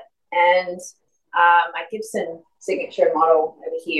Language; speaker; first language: English; native; English